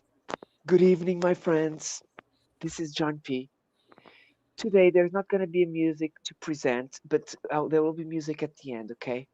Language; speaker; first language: English; non-native, fluent; Portuguese